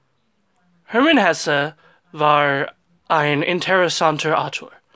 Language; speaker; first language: German; non-native, learner; English